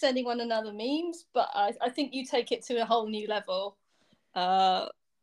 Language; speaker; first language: English; native; English